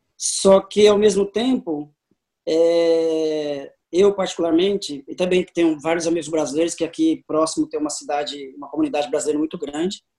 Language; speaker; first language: Portuguese; native; Portuguese